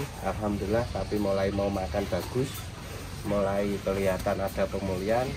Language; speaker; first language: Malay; non-native, local second language; Javanese